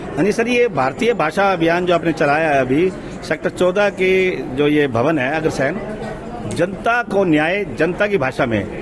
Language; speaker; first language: Hindi; native; Hindi